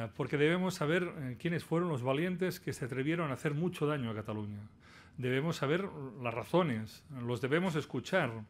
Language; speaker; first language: Spanish; non-native, local second language; Catalan